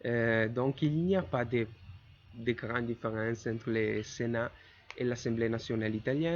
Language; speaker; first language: French; non-native, learner; Italian